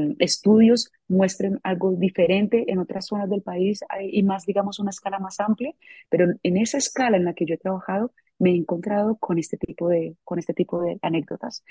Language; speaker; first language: Spanish; native; Spanish